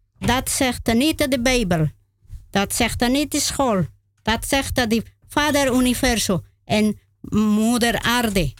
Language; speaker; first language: Dutch; non-native, learner; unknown